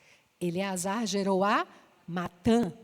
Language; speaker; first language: Portuguese; native; Portuguese